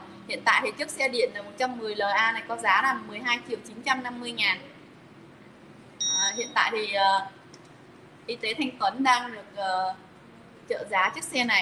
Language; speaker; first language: Vietnamese; native; Vietnamese